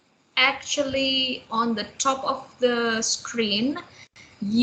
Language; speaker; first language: English; non-native, fluent; Indonesian